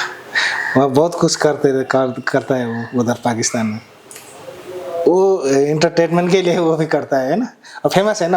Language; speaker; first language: Hindi; non-native, learner; Nepali